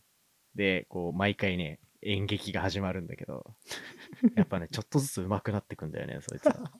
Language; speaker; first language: Japanese; native; Japanese